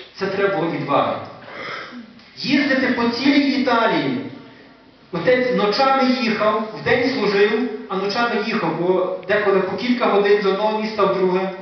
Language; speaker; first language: Ukrainian; native; Ukrainian